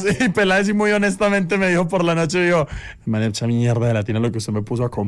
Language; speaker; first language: Spanish; native; Spanish